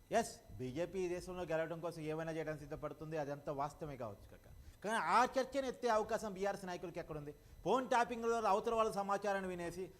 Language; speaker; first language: Telugu; native; Telugu